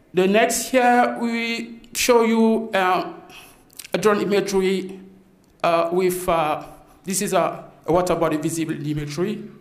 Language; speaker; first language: English; non-native, fluent; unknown